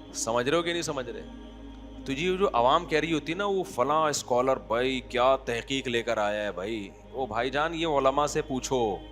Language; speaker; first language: Urdu; native; Urdu